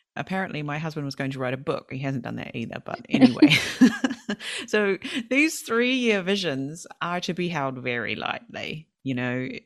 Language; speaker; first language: English; native; English